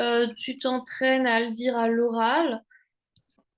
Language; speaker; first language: French; native; French